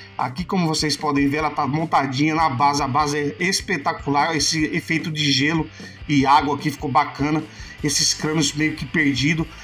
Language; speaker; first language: Portuguese; native; Portuguese